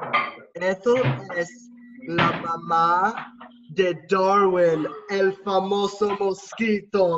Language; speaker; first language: Spanish; non-native, learner; English